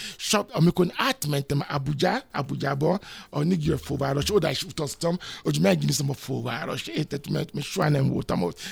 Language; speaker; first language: Hungarian; non-native, fluent; Yoruba